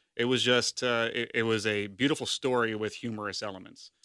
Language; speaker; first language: English; native; English